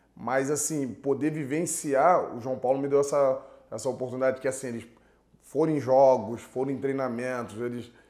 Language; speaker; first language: Portuguese; native; Portuguese